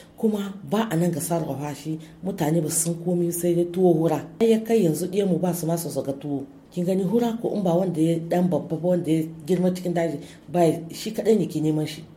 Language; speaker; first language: Hausa; native; Hausa